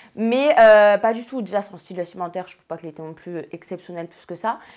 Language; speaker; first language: French; native; French